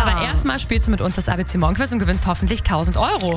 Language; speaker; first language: German; native; German